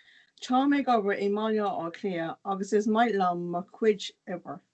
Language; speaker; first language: Irish; non-native, local second language; English